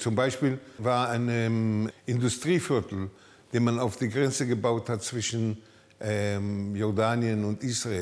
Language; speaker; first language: German; early bilingual, heritage; German